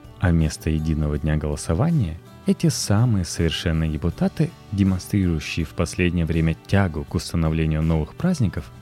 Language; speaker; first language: Russian; native; Russian